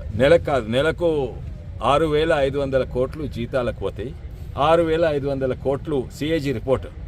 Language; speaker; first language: Telugu; native; Telugu